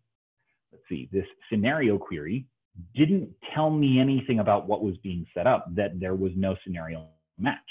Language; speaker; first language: English; native; English